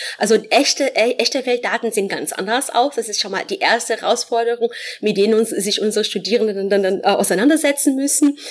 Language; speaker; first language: German; non-native, fluent; Portuguese